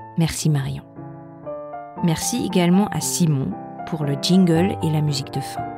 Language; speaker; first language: French; non-native, fluent; German